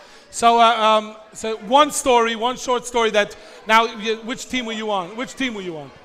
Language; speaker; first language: English; native; English